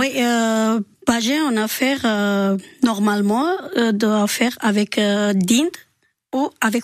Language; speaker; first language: French; non-native, learner; Georgian